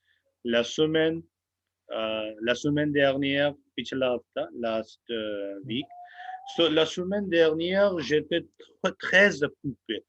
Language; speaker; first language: French; non-native, fluent; Hindi